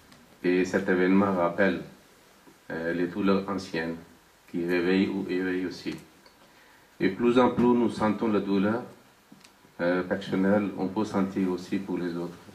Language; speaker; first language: French; non-native, fluent; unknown